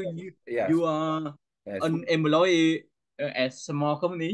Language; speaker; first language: English; non-native, learner; Vietnamese